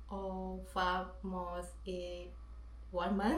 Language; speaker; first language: English; non-native, learner; Vietnamese